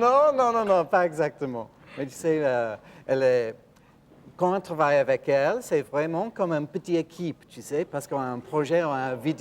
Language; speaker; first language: French; non-native, fluent; English